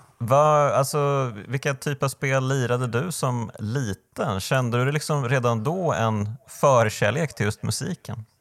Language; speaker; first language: Swedish; native; Swedish